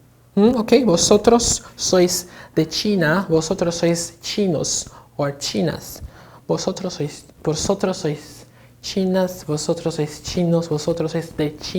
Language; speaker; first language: Spanish; non-native, fluent; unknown